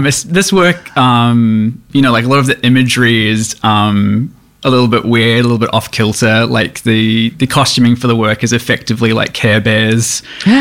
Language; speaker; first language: English; native; English